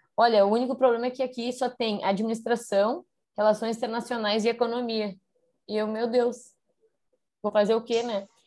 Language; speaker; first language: Portuguese; native; Portuguese